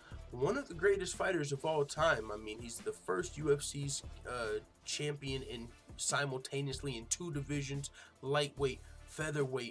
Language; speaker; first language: English; native; English